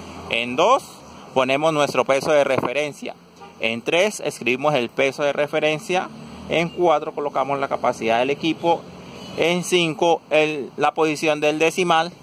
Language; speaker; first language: Spanish; native; Spanish